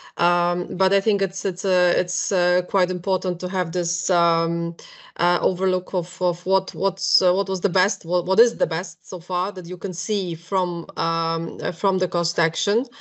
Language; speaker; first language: English; non-native, fluent; Polish